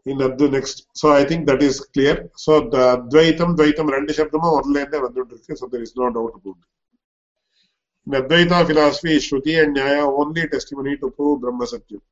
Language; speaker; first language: English; non-native, local second language; Tamil